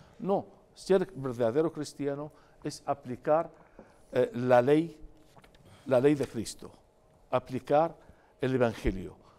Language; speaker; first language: Spanish; non-native, fluent; Arabic